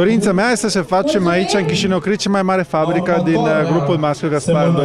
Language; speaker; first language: Romanian; non-native, fluent; Italian